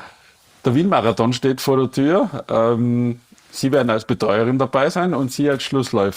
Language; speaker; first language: German; native; German